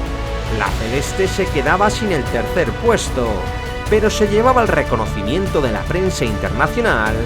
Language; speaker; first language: Spanish; native; Spanish